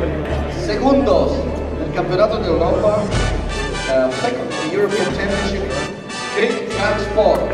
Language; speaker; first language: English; non-native, fluent; Italian